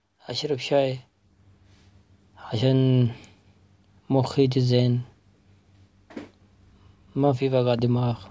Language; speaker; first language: Arabic; non-native, learner; Urdu